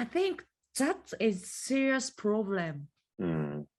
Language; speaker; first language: English; non-native, learner; Japanese